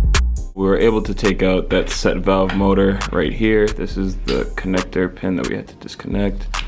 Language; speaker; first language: English; native; English